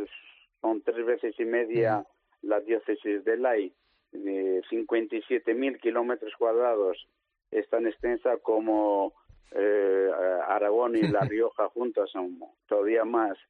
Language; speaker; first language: Spanish; native; Spanish